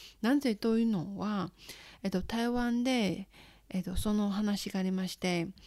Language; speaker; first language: Japanese; non-native, fluent; Chinese